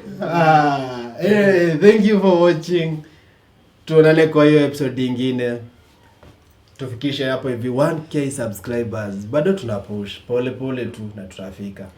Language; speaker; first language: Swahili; native; Swahili